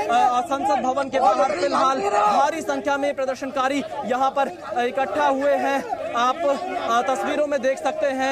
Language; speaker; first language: Hindi; native; Hindi